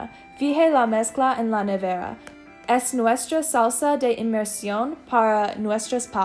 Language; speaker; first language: Spanish; non-native, learner; English